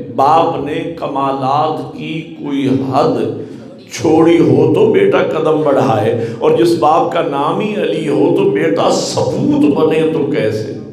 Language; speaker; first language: Urdu; non-native, local second language; Punjabi